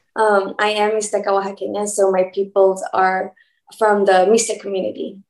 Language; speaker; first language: English; early bilingual, other home language; Spanish